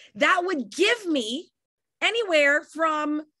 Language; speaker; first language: English; native; English